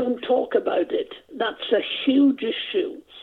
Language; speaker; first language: English; non-native, local second language; Welsh